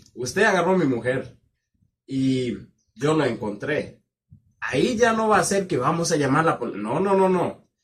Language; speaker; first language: Spanish; non-native, fluent; Swahili